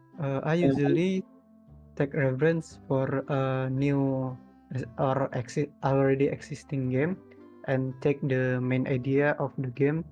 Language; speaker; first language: English; non-native, learner; Indonesian